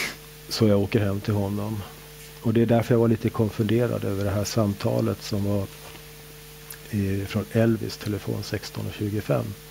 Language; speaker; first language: Swedish; native; Swedish